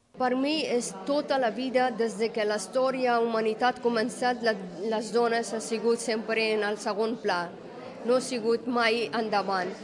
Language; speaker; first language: Catalan; non-native, fluent; Persian